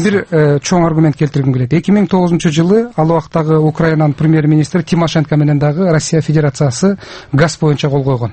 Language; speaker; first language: Kyrgyz; native; Kyrgyz